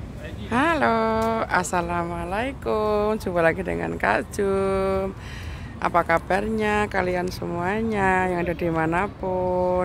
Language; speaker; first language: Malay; non-native, local second language; Javanese